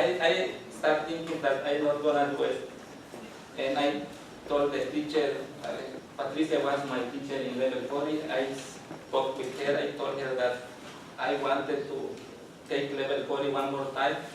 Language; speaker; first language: English; non-native, learner; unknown